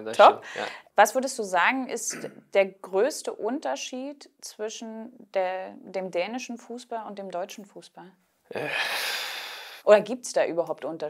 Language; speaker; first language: German; native; German